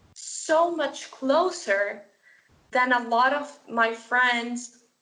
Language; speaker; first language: English; non-native, fluent; Spanish